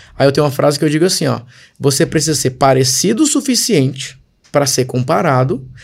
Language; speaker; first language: Portuguese; native; Portuguese